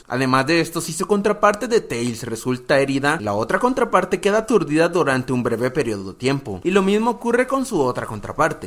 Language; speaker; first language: Spanish; native; Spanish